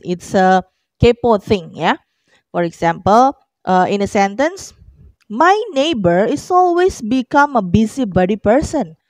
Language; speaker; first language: English; non-native, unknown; Indonesian